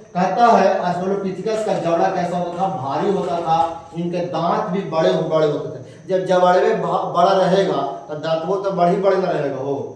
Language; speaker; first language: Hindi; native; Hindi